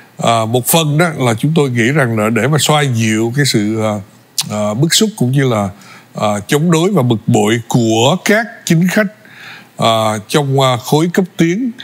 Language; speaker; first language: Vietnamese; early bilingual, other home language; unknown